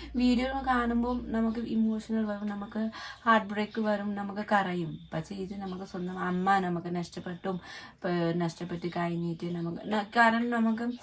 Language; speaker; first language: Malayalam; non-native, learner; Nepali